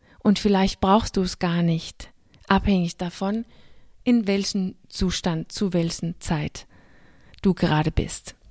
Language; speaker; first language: German; non-native, fluent; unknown